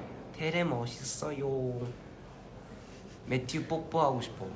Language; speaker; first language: Korean; early bilingual, heritage; Korean